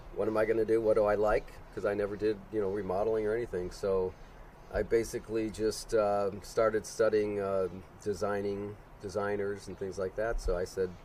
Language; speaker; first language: English; native; English